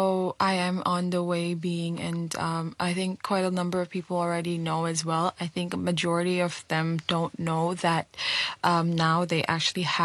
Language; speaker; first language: English; non-native, local second language; Nepali